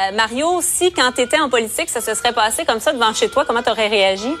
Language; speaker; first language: French; native; French